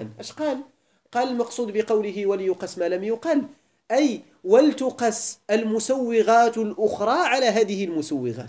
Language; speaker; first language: Arabic; native; Arabic